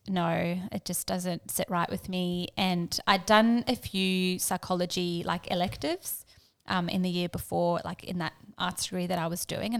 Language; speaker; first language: English; native; English